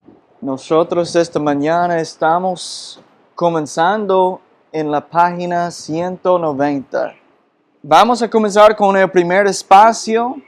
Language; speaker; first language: Spanish; non-native, fluent; English